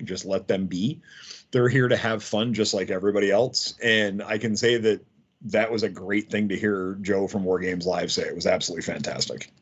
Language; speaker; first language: English; native; English